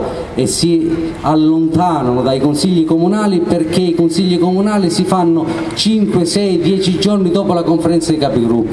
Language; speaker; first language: Italian; native; Italian